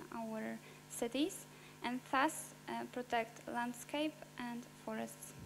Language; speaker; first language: English; non-native, fluent; Polish